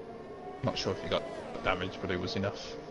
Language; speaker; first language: English; native; English